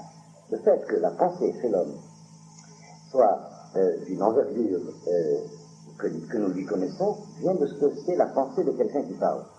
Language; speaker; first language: French; native; French